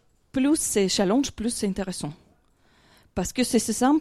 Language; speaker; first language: French; non-native, fluent; Ukrainian